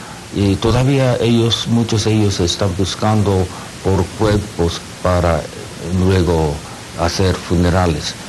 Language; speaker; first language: Spanish; non-native, learner; Japanese